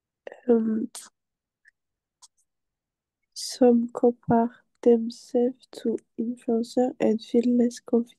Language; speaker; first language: English; non-native, learner; French